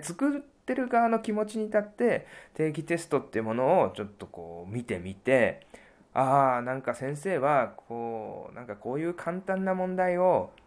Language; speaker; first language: Japanese; native; Japanese